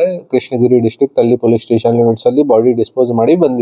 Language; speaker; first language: Kannada; non-native, local second language; Hindi